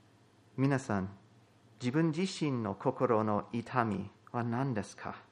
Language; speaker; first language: Japanese; non-native, fluent; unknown